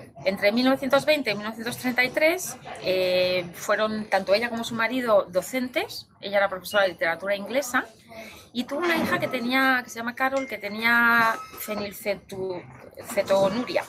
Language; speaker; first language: Spanish; native; Spanish